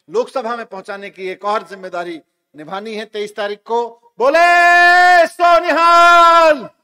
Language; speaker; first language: Hindi; native; Hindi